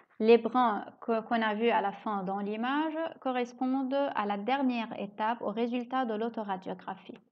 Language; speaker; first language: French; native; French